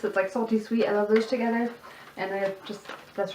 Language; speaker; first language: English; native; English